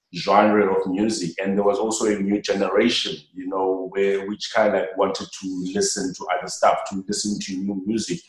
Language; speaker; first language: English; non-native, local second language; Xhosa